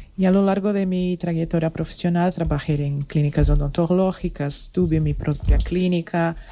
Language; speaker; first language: Spanish; non-native, fluent; Portuguese